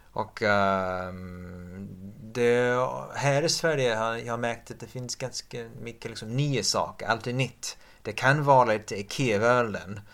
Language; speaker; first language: Swedish; non-native, fluent; English